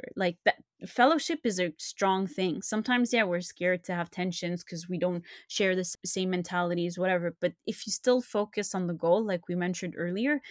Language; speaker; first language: English; non-native, fluent; French